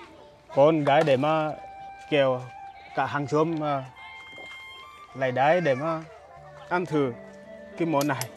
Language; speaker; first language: Vietnamese; non-native, learner; Portuguese